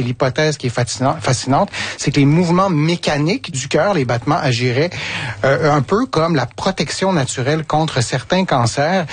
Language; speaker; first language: French; native; French